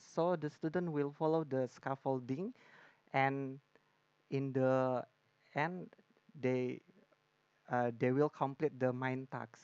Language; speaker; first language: English; non-native, learner; Indonesian